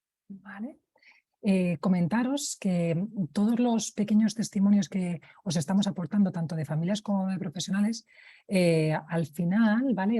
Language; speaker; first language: Spanish; native; Spanish